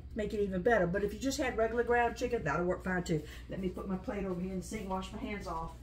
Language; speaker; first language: English; native; English